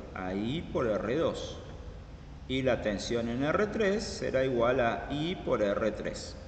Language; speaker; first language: Spanish; native; Spanish